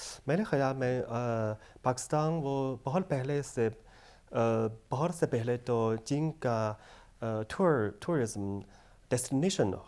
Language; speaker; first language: Hindi; non-native, fluent; Chinese